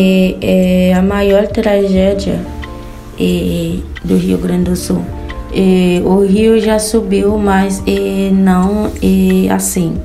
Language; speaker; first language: Portuguese; non-native, fluent; Haitian Creole